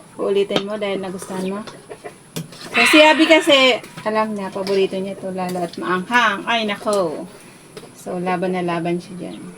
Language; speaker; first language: Filipino; non-native, local second language; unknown